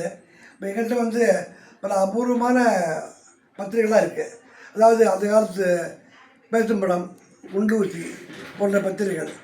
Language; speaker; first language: Tamil; native; Tamil